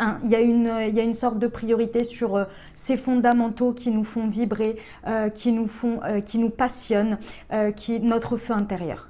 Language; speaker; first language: French; native; French